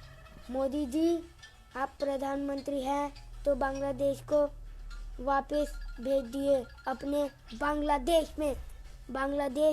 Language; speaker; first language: Hindi; non-native, local second language; Kok Borok